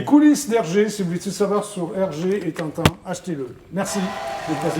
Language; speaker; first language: French; native; French